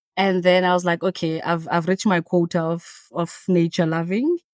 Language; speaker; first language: English; non-native, local second language; Xhosa